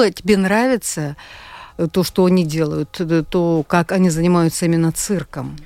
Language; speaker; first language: Russian; native; Russian